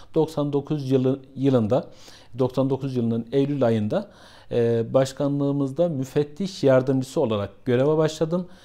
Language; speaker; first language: Turkish; native; Turkish